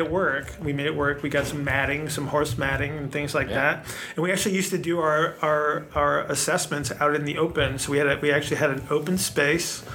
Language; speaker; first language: English; native; English